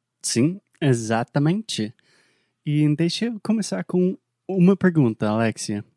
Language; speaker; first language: Portuguese; non-native, fluent; English